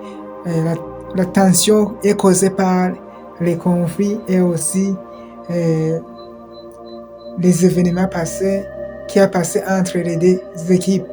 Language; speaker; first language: French; non-native, local second language; Kinyarwanda